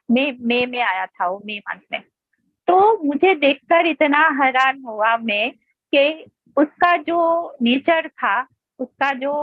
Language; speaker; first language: Hindi; non-native, local second language; Bangla